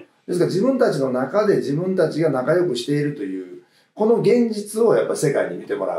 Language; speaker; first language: Japanese; native; Japanese